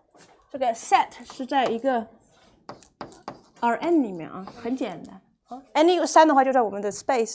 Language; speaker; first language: Chinese; non-native, fluent; English